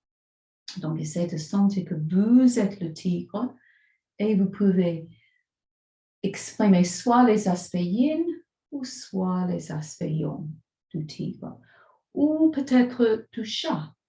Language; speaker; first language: French; non-native, fluent; English